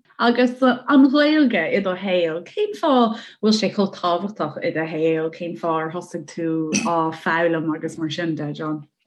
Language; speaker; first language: Irish; non-native, local second language; English